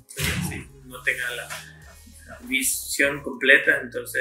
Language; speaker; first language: Spanish; non-native, fluent; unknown